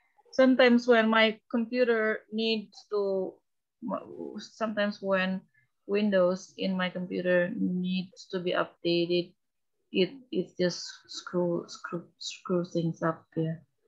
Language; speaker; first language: English; non-native, fluent; Indonesian